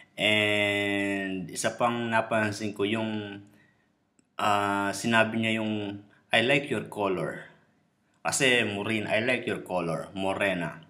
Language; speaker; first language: Filipino; native; Filipino